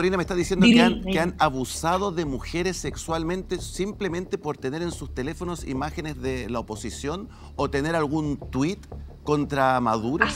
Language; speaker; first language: Spanish; native; Spanish